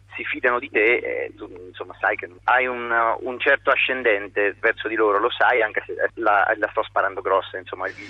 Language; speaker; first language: Italian; native; Italian